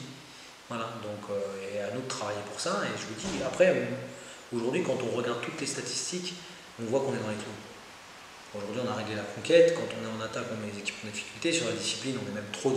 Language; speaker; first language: French; native; French